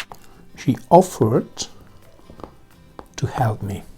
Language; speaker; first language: English; non-native, fluent; Spanish